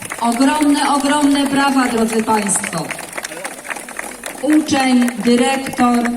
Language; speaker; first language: Polish; native; Polish